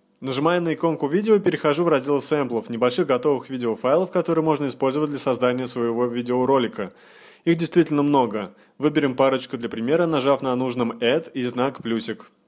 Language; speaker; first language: Russian; native; Russian